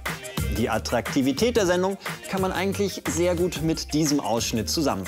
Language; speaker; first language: German; native; German